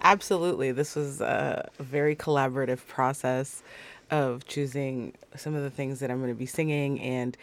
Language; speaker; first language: English; non-native, fluent; Spanish